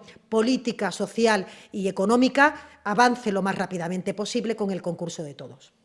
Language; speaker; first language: Spanish; native; Spanish